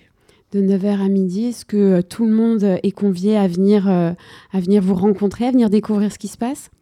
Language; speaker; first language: French; native; French